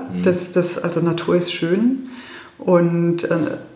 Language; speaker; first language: German; early bilingual, heritage; German